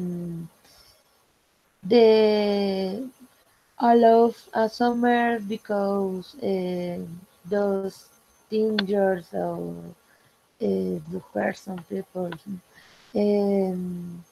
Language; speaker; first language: English; non-native, learner; Spanish